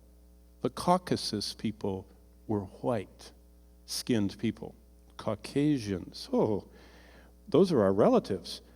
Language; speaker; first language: English; native; English